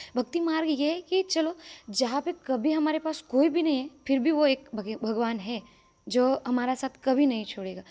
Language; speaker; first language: Hindi; non-native, local second language; Marathi